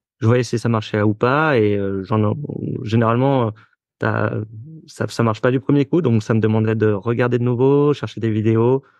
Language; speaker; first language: French; native; French